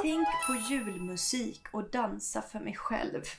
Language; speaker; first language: Swedish; native; Swedish